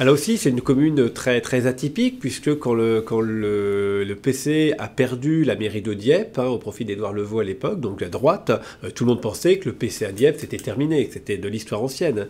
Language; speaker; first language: French; native; French